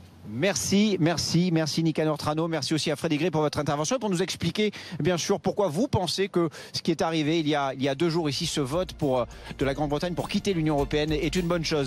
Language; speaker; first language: French; native; French